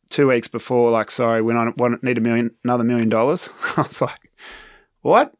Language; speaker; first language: English; native; English